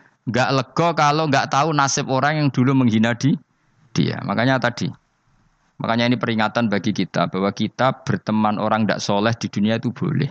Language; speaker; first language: Malay; non-native, local second language; Javanese